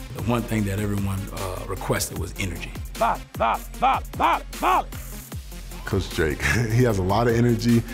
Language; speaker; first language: English; native; English